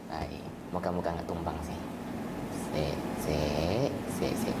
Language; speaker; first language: Indonesian; native; Indonesian